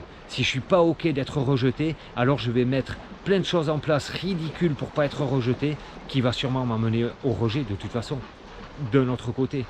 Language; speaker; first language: French; native; French